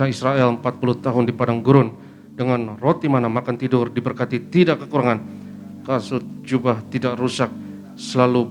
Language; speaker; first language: Indonesian; native; Indonesian